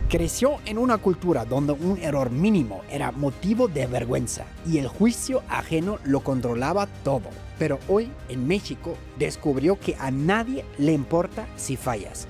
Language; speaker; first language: Spanish; non-native, fluent; German